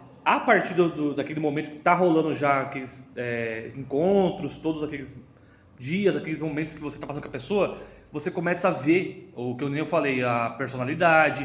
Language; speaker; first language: Portuguese; native; Portuguese